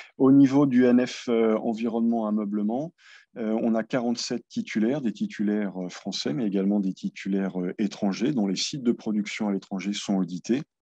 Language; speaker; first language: French; native; French